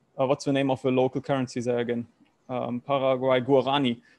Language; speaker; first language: English; non-native, learner; German